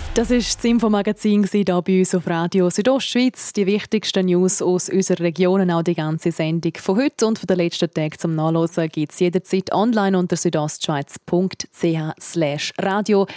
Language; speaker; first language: German; native; German